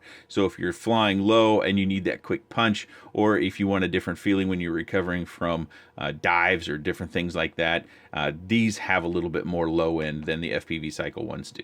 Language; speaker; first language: English; native; English